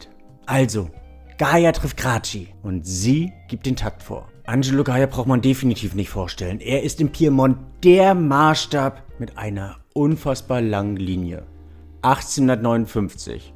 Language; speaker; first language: German; native; German